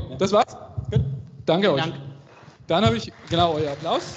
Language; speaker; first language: German; native; German